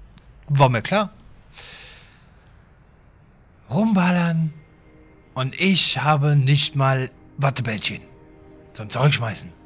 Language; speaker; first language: German; native; German